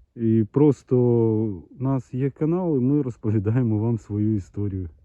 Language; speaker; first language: Ukrainian; non-native, local second language; Russian